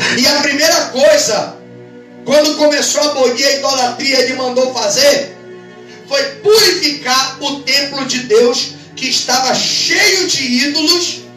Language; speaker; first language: Portuguese; native; Portuguese